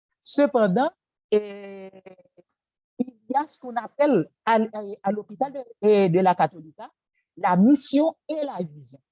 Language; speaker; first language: French; non-native, local second language; Haitian Creole